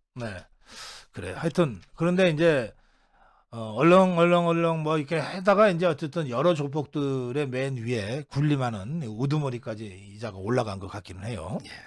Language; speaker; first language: Korean; native; Korean